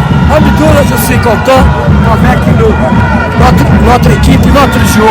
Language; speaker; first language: French; non-native, fluent; Portuguese